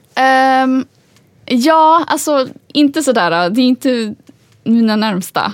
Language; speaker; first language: Swedish; early bilingual, other home language; Arabic